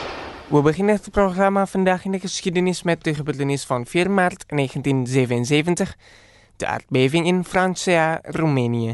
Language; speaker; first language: Dutch; non-native, fluent; Indonesian